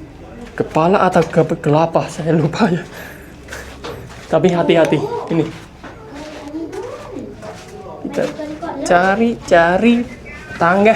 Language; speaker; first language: Indonesian; non-native, fluent; Vietnamese